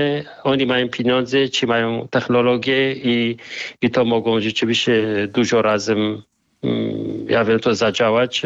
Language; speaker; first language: Polish; non-native, fluent; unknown